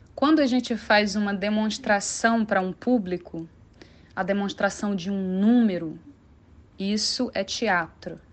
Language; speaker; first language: Portuguese; non-native, local second language; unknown